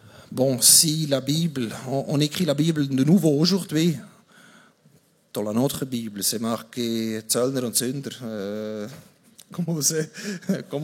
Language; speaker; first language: French; non-native, fluent; German